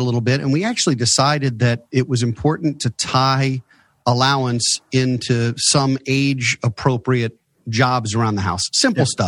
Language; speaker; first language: English; native; English